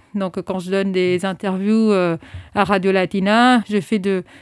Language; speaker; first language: French; non-native, fluent; German